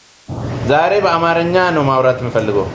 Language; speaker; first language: Amharic; non-native, local second language; Oromo